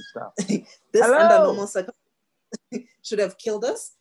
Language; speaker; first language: English; non-native, local second language; Tswana